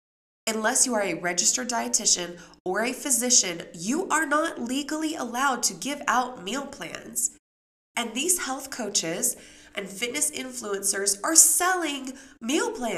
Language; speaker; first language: English; native; English